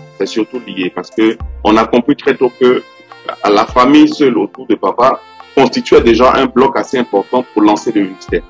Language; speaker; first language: French; non-native, local second language; Yoruba